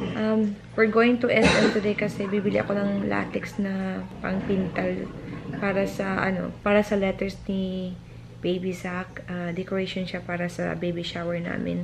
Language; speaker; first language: Filipino; native; Filipino